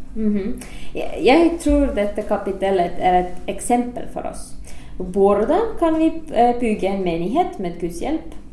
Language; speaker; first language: Norwegian; non-native, fluent; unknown